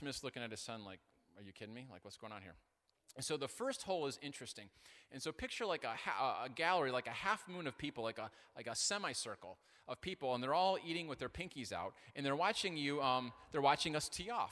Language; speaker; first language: English; native; English